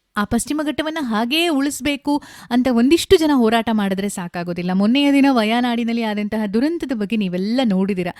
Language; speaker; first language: Kannada; native; Kannada